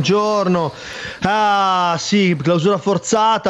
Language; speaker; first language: Italian; native; Italian